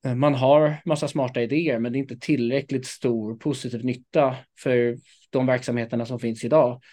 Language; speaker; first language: Swedish; native; Swedish